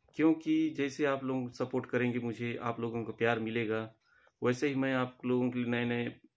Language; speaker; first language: Hindi; native; Hindi